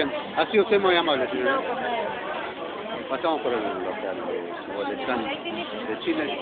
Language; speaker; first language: Spanish; native; Spanish